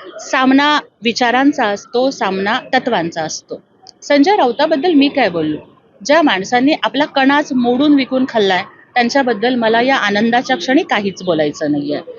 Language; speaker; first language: Marathi; non-native, local second language; Telugu